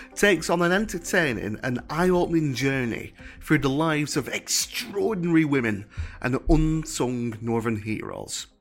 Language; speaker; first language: English; native; English